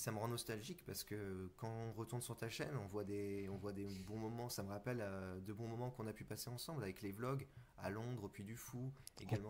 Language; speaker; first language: French; native; French